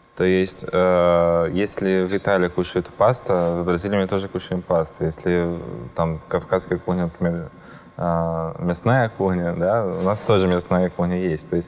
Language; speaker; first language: Russian; non-native, fluent; Portuguese